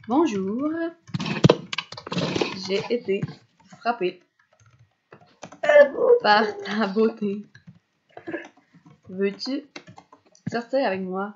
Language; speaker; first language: French; native; French